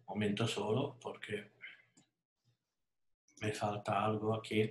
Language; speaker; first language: Spanish; non-native, fluent; Italian